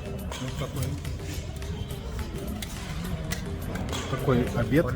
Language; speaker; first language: Russian; native; Russian